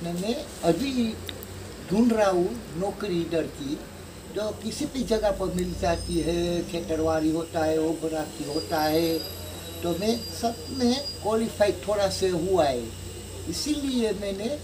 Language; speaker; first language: Hindi; early bilingual, heritage; Hindi